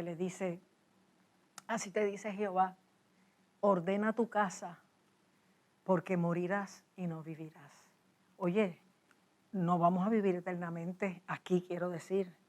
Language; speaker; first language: Spanish; native; Spanish